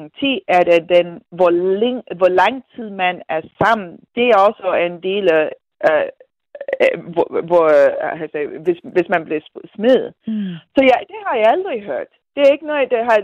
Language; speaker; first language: Danish; non-native, fluent; English